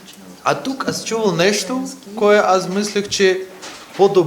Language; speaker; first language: Bulgarian; non-native, fluent; Russian